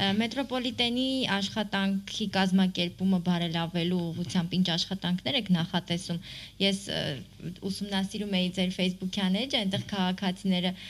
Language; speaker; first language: Armenian; native; Armenian